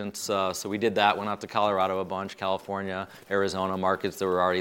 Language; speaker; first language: English; native; English